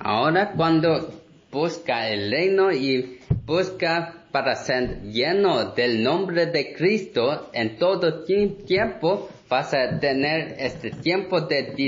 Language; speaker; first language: Spanish; non-native, learner; Korean